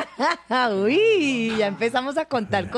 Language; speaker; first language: Spanish; native; Spanish